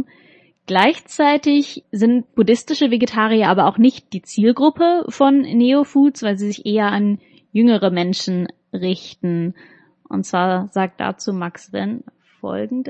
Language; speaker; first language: German; native; German